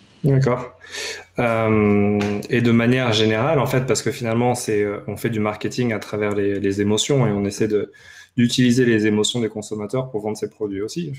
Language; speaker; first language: French; native; French